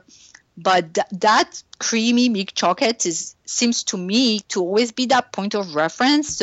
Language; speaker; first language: English; non-native, fluent; French